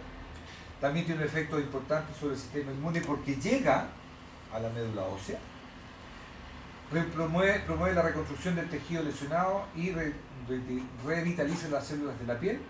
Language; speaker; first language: Spanish; native; Spanish